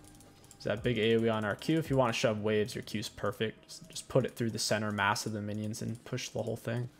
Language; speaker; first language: English; native; English